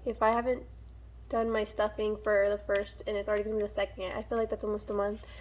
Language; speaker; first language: English; native; English